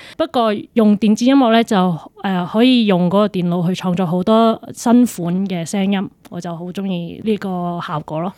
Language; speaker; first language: Cantonese; early bilingual, heritage; Cantonese